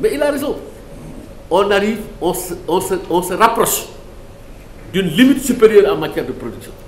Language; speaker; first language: French; non-native, local second language; Wolof